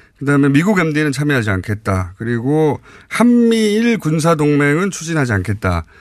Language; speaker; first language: Korean; native; Korean